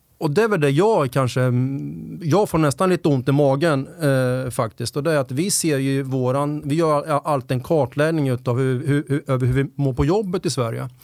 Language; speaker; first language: Swedish; native; Swedish